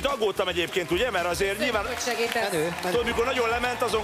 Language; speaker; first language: Hungarian; native; Hungarian